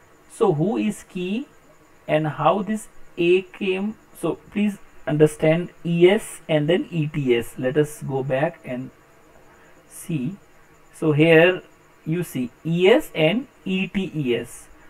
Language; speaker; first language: English; non-native, local second language; Hindi